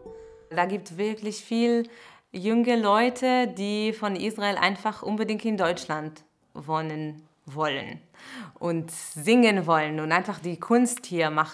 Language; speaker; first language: German; non-native, fluent; Hebrew